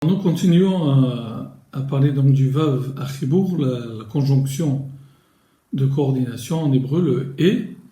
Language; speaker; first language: French; native; French